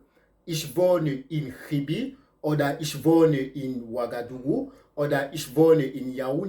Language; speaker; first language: German; non-native, fluent; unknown